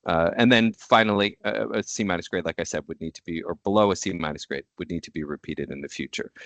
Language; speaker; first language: English; native; English